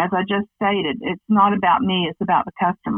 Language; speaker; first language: English; native; English